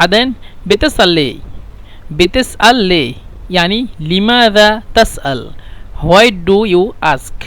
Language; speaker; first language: Arabic; non-native, fluent; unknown